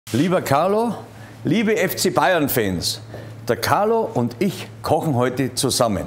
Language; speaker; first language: German; native; German